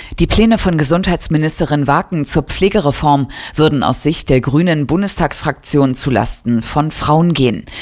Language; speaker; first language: German; native; German